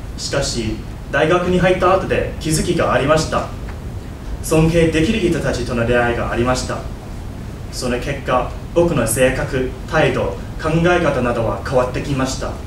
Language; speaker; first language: Japanese; non-native, fluent; Chinese